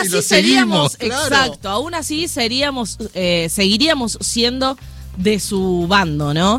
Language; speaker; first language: Spanish; native; Spanish